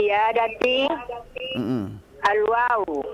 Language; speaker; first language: Arabic; non-native, learner; Indonesian